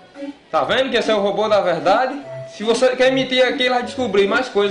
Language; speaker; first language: Portuguese; native; Portuguese